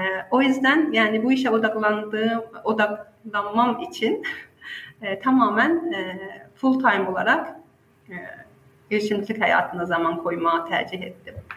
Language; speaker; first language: Turkish; non-native, fluent; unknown